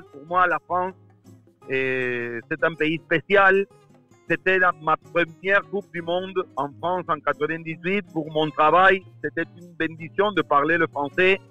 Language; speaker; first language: French; non-native, fluent; Spanish